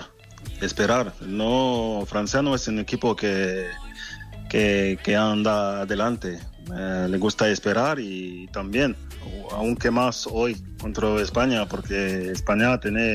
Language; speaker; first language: Spanish; non-native, fluent; French